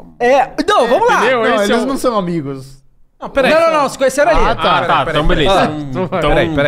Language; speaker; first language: Portuguese; native; Portuguese